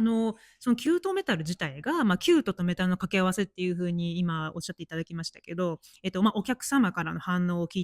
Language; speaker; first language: Japanese; native; Japanese